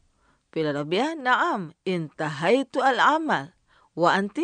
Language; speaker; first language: Arabic; non-native, fluent; Indonesian